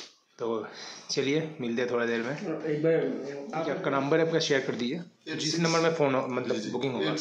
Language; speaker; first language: Hindi; non-native, local second language; Bangla